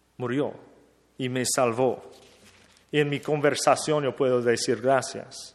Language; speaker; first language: Spanish; non-native, fluent; English